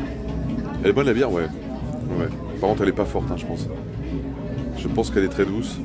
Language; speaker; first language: French; native; French